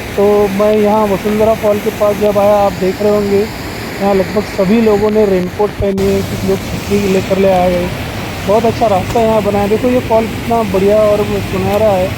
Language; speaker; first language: Hindi; non-native, local second language; Marathi